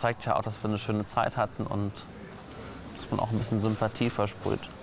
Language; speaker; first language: German; native; German